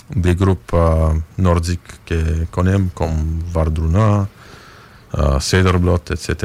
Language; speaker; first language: French; non-native, fluent; Bulgarian